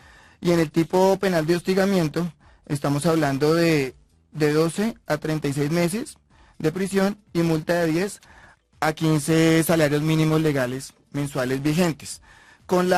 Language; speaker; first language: Spanish; native; Spanish